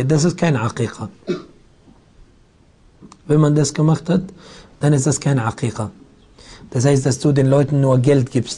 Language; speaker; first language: German; non-native, fluent; Arabic